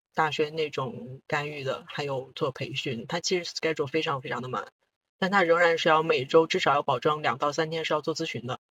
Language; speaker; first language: Chinese; non-native, local second language; Korean